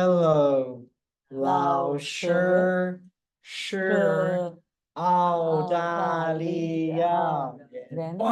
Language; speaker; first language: Chinese; non-native, fluent; English